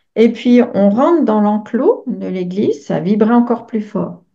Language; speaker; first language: French; native; French